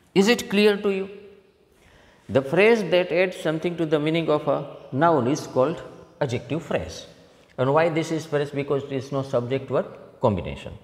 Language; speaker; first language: English; non-native, local second language; Gujarati